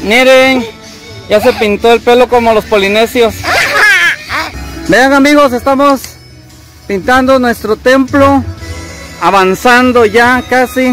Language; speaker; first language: Spanish; native; Spanish